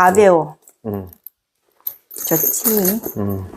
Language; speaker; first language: Korean; non-native, learner; Vietnamese